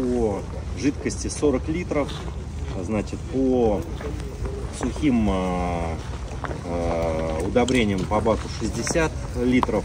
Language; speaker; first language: Russian; native; Russian